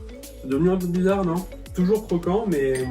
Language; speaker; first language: French; native; French